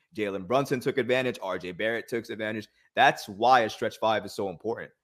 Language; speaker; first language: English; native; English